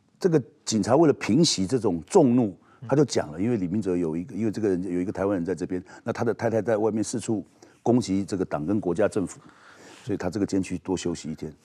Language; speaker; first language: Chinese; native; Chinese